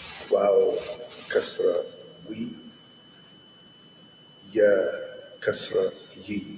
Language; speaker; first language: Arabic; non-native, learner; English